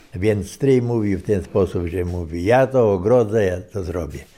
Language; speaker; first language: Polish; native; Polish